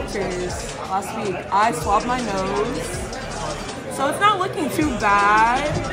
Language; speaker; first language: English; native; English